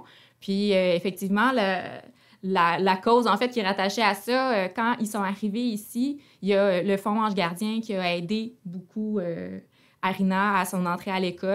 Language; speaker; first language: French; native; French